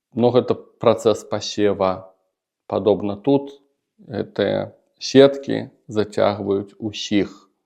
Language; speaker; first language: Belarusian; native; Belarusian